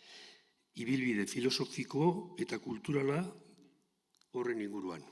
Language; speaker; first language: Basque; native; Basque